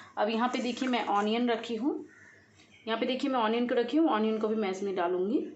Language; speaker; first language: Hindi; non-native, local second language; Bangla